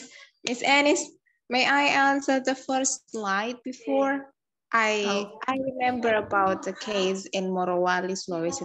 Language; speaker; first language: English; non-native, learner; Indonesian